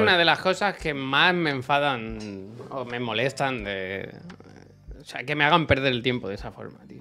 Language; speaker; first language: Spanish; native; Spanish